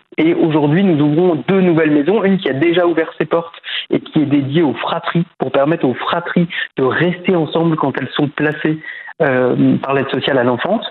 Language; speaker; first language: French; native; French